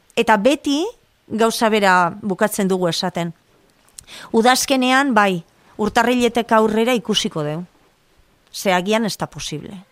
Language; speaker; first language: Basque; non-native, local second language; Spanish